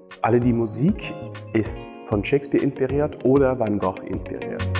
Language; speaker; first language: German; non-native, learner; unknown